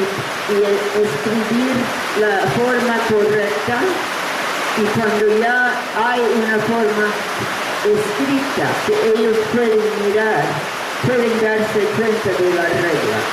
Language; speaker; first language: Spanish; non-native, fluent; English